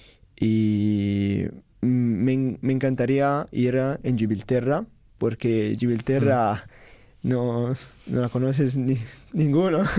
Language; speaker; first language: Spanish; non-native, learner; Italian